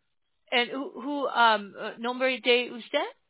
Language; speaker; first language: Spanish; non-native, learner; English